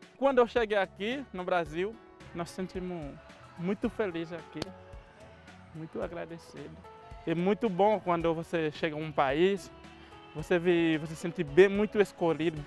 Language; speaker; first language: Portuguese; non-native, learner; Haitian Creole